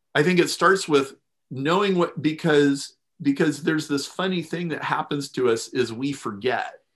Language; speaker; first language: English; native; English